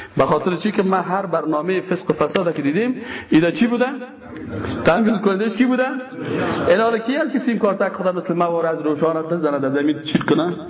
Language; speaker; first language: Persian; native; Persian